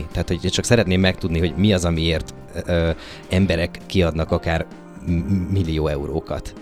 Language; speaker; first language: Hungarian; native; Hungarian